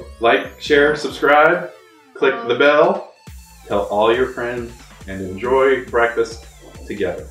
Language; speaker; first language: English; native; English